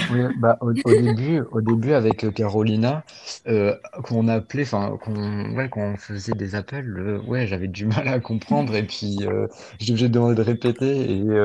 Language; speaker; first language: French; native; French